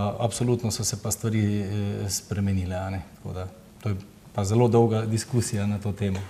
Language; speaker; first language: Slovenian; native; Slovenian